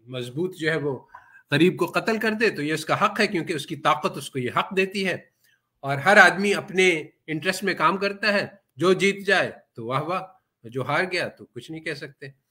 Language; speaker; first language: Urdu; native; Urdu